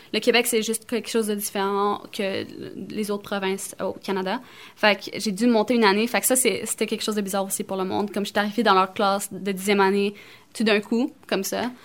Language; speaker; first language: French; early bilingual, other home language; Arabic